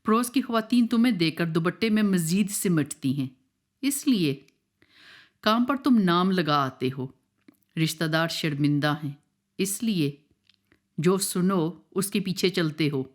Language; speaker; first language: Urdu; non-native, local second language; Punjabi